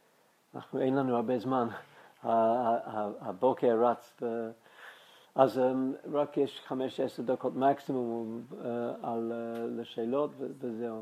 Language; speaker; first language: Hebrew; non-native, fluent; English